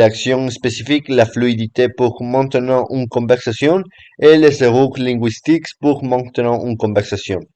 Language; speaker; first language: French; non-native, learner; Spanish